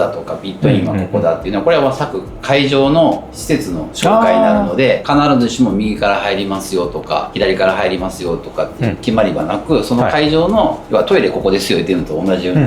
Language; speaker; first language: Japanese; native; Japanese